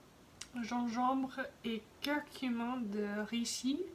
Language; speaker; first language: French; non-native, fluent; English